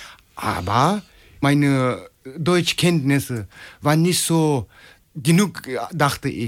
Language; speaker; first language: German; non-native, fluent; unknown